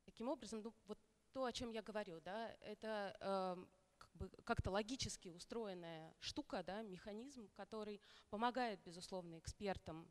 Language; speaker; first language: Russian; native; Russian